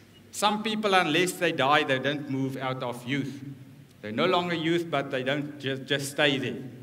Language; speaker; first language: English; non-native, local second language; Afrikaans